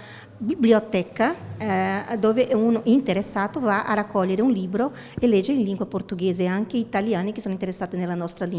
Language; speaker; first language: Italian; non-native, fluent; Portuguese